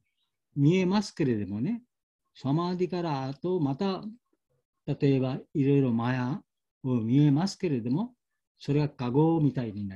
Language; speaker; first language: Japanese; non-native, learner; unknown